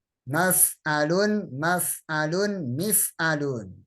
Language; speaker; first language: Arabic; non-native, fluent; Indonesian